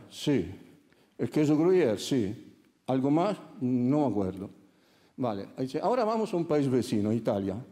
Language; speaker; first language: Spanish; non-native, fluent; Italian